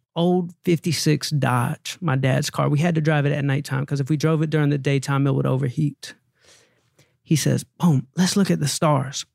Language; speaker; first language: English; native; English